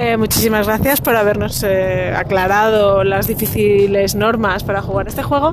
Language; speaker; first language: Spanish; native; Spanish